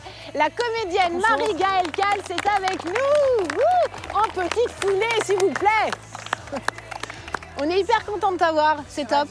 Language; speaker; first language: French; native; French